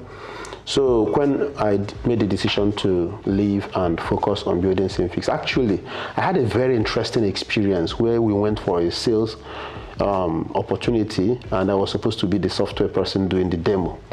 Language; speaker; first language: English; non-native, local second language; Igbo